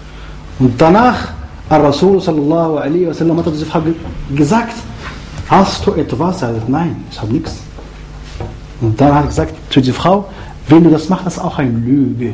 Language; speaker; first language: German; non-native, fluent; Arabic